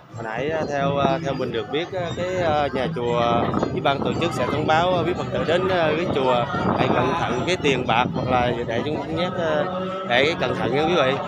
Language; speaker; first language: Vietnamese; non-native, local second language; Khmer